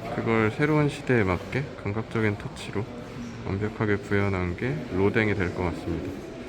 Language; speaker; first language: Korean; native; Korean